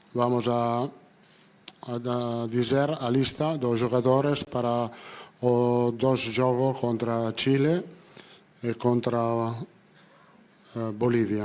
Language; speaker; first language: Portuguese; non-native, fluent; Italian